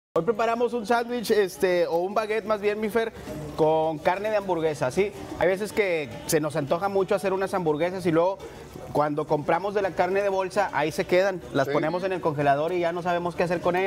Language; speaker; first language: Spanish; native; Spanish